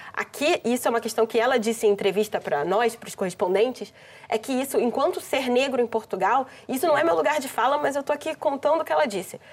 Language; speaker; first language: Portuguese; native; Portuguese